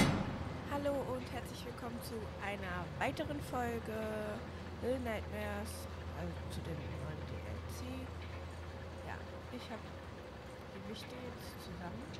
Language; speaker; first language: German; native; German